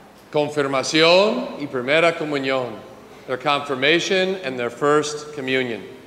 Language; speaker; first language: Spanish; non-native, fluent; English